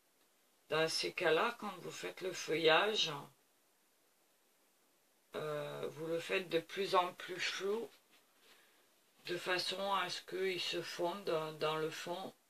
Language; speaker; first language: French; native; French